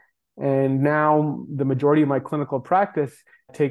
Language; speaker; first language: English; native; English